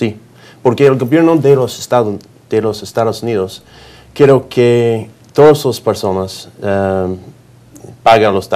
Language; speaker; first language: Spanish; non-native, learner; English